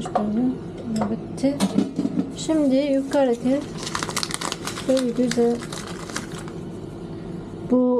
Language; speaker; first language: Turkish; non-native, learner; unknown